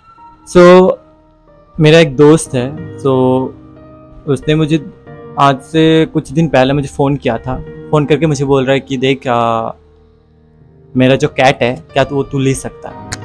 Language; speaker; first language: Hindi; non-native, local second language; Assamese